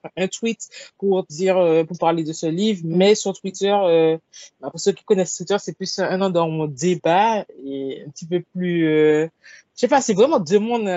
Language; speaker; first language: French; native; French